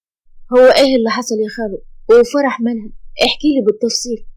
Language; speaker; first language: Arabic; native; Arabic